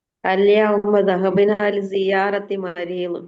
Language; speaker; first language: Arabic; non-native, learner; Malayalam